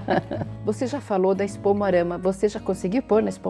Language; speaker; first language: Portuguese; native; Portuguese